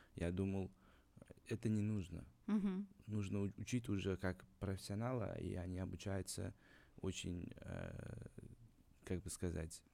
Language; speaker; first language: Russian; non-native, local second language; Uzbek